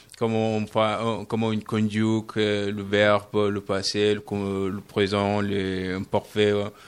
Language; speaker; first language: French; non-native, learner; Arabic